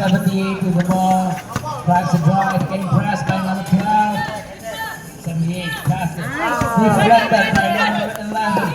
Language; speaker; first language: English; non-native, local second language; Indonesian